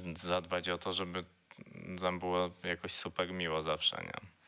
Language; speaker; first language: Polish; native; Polish